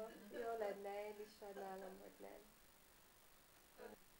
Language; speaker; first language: Hungarian; early bilingual, heritage; Hungarian